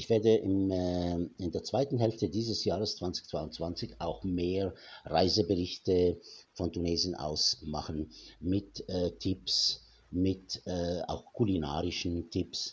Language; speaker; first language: German; non-native, fluent; Arabic